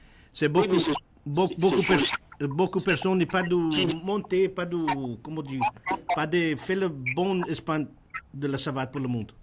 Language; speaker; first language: French; non-native, learner; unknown